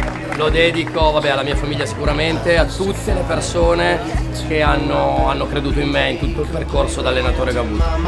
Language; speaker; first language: Italian; native; Italian